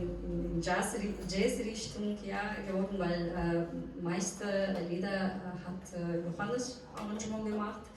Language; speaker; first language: German; non-native, fluent; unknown